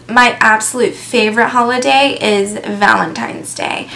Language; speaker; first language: English; native; English